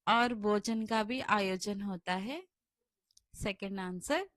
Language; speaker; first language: Hindi; non-native, local second language; Telugu